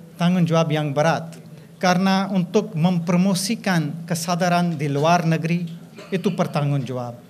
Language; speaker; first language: Indonesian; non-native, fluent; English